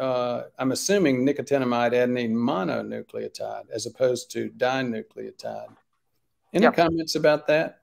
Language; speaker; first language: English; native; English